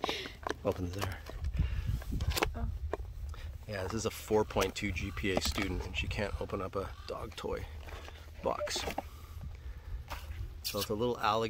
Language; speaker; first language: English; native; English